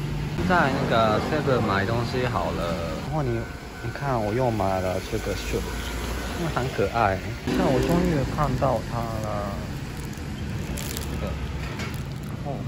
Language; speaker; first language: Chinese; non-native, fluent; Japanese